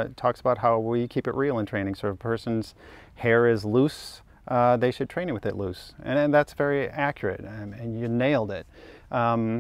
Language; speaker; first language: English; native; English